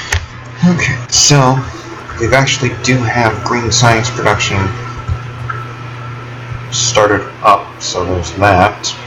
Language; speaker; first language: English; native; English